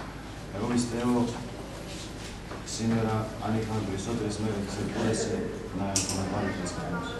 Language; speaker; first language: Greek; non-native, fluent; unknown